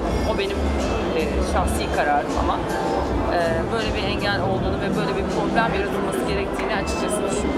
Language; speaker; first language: Turkish; native; Turkish